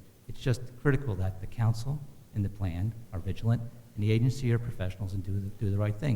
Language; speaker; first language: English; native; English